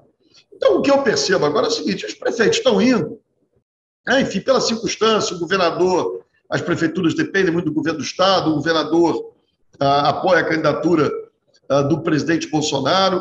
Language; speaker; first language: Portuguese; native; Portuguese